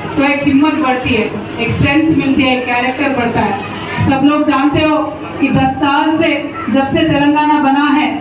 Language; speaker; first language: Hindi; non-native, local second language; Telugu